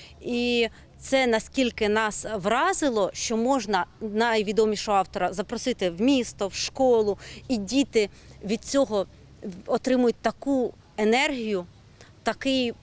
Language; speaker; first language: Ukrainian; native; Ukrainian